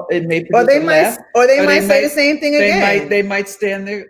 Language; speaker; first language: English; native; English